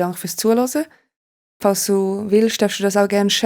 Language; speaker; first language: German; native; German